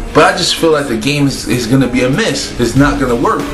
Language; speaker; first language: English; native; English